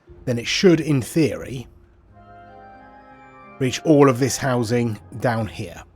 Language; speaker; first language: English; native; English